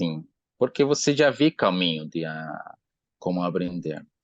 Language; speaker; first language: Portuguese; non-native, learner; Arabic